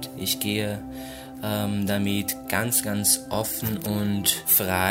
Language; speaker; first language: German; non-native, fluent; Portuguese